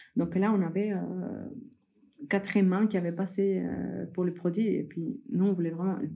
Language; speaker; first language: French; early bilingual, other home language; Spanish